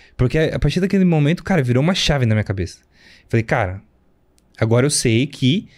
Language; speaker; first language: Portuguese; native; Portuguese